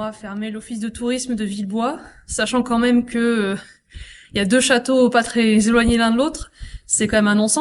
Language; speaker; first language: French; native; French